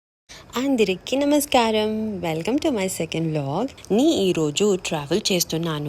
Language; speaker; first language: Telugu; non-native, learner; Kannada